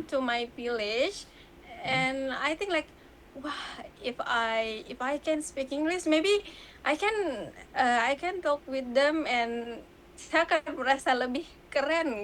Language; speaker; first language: English; non-native, learner; Indonesian